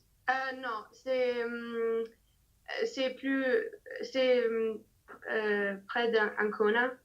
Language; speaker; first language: French; non-native, learner; English